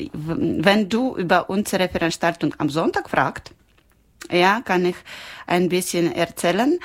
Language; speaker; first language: German; non-native, learner; Ukrainian